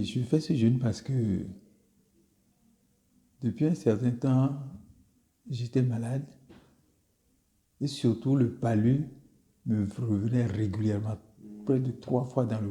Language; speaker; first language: French; non-native, local second language; Fon